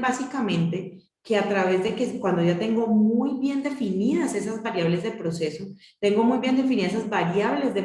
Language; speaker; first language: Spanish; native; Spanish